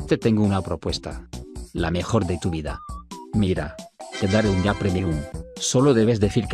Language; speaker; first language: Spanish; native; Spanish